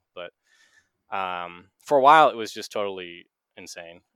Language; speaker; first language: English; native; English